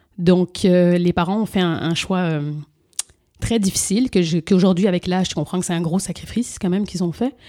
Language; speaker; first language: French; early bilingual, other home language; Lingala